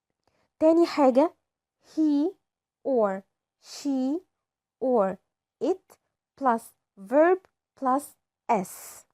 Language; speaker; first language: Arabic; native; Arabic